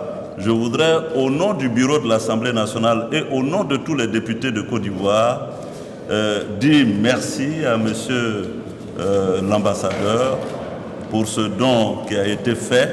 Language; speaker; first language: French; native; French